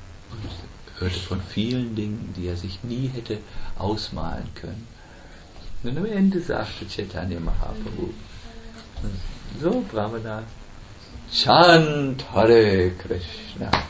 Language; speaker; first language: German; native; German